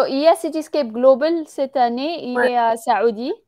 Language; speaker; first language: French; non-native, fluent; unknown